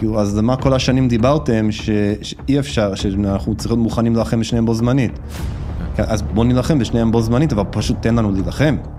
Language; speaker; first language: Hebrew; non-native, fluent; English